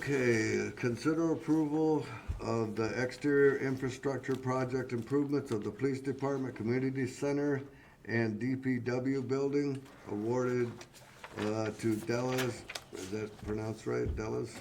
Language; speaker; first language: English; native; English